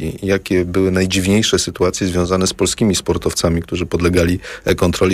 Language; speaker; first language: Polish; native; Polish